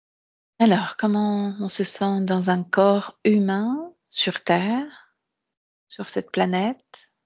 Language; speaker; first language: French; native; French